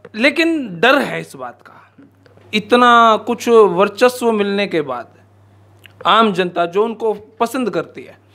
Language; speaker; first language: Hindi; native; Hindi